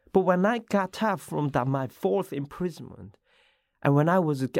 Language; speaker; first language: English; non-native, learner; Korean